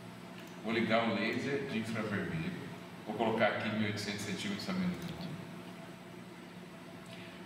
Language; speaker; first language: Portuguese; native; Portuguese